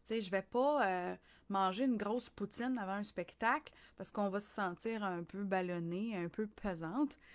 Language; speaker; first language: French; native; French